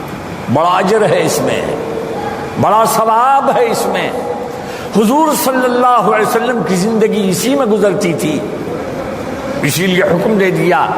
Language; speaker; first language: Urdu; native; Urdu